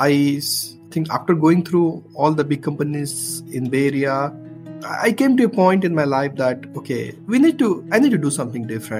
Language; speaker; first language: English; non-native, local second language; Odia